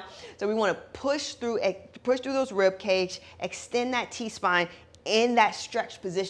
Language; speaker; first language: English; native; English